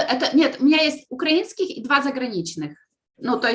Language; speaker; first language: Russian; native; Russian